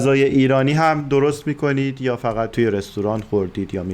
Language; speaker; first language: Persian; native; Persian